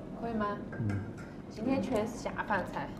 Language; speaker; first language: Chinese; native; Chinese